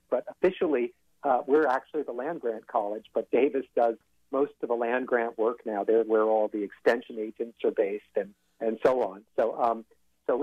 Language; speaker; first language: English; native; English